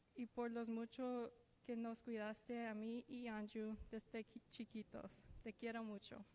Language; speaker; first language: Spanish; early bilingual, other home language; English